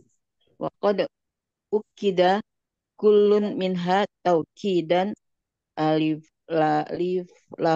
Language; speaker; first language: Arabic; non-native, learner; Indonesian